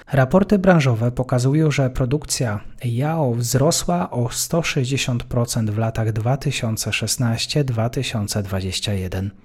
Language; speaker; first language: Polish; native; Polish